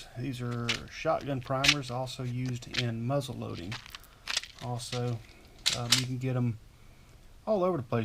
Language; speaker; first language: English; native; English